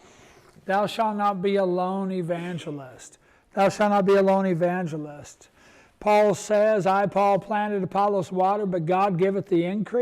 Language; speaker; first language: English; native; English